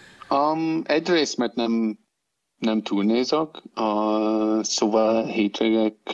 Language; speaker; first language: Hungarian; non-native, fluent; English